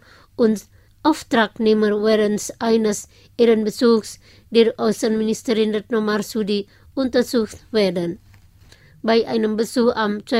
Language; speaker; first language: German; non-native, fluent; Indonesian